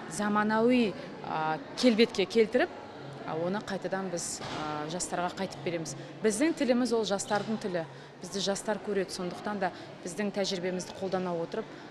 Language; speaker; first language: Kazakh; native; Kazakh